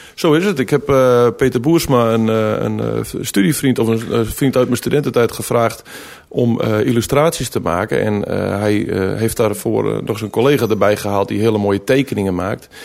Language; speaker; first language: Dutch; non-native, local second language; Western Frisian